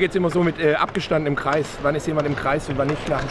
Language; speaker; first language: German; native; German